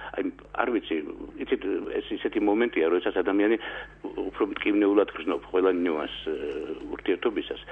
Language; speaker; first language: Georgian; native; Georgian